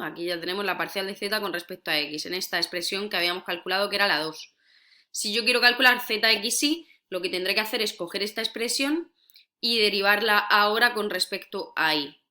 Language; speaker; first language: Spanish; native; Spanish